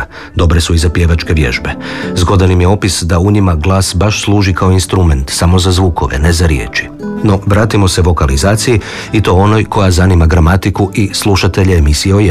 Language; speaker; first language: Serbian; native; Serbian